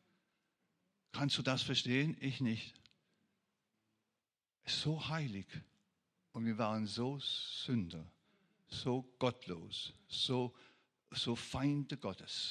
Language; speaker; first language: German; non-native, fluent; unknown